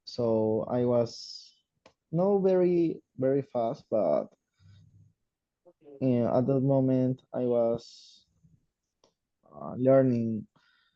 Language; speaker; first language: English; non-native, learner; Spanish